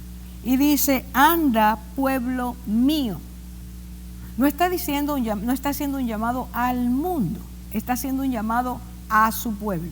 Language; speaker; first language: Spanish; native; Spanish